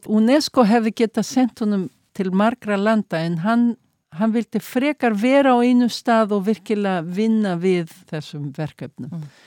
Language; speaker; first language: Icelandic; early bilingual, heritage; Icelandic